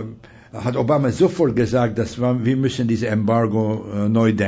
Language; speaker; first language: German; non-native, fluent; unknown